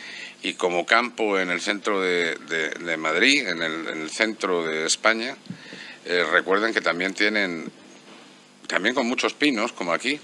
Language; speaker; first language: Spanish; native; Spanish